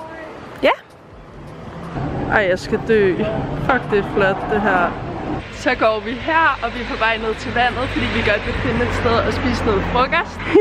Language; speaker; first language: Danish; native; Danish